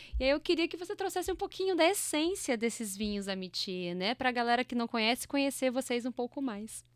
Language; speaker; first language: Portuguese; native; Portuguese